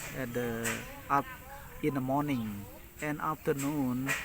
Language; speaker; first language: English; non-native, learner; Thai